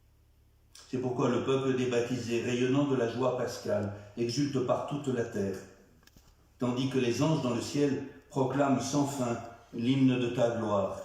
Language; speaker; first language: French; native; French